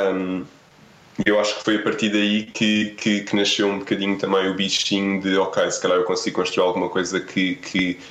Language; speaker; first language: Portuguese; native; Portuguese